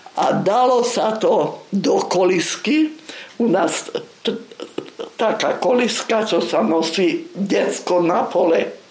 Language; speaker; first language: Slovak; non-native, local second language; Rusyn